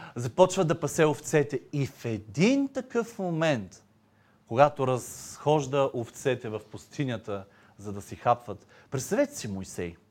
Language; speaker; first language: Bulgarian; native; Bulgarian